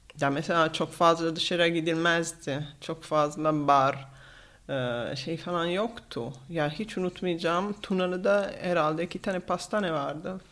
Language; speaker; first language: Turkish; non-native, fluent; Italian